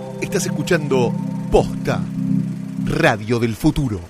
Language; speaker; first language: Spanish; native; Spanish